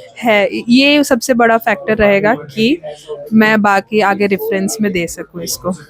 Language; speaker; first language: Hindi; native; Hindi